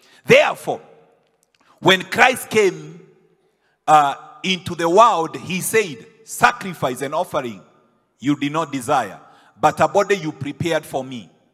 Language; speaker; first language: English; non-native, local second language; Swahili